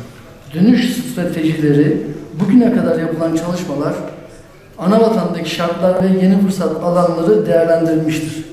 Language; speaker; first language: Turkish; native; Turkish